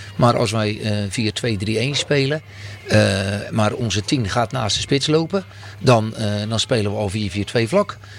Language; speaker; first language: Dutch; native; Dutch